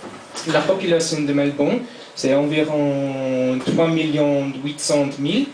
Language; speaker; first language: French; non-native, fluent; English